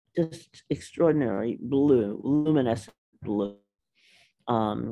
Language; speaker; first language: English; native; English